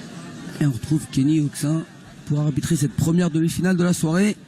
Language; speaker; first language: French; native; French